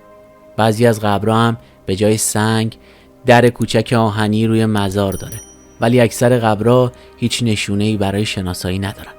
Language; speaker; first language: Persian; native; Persian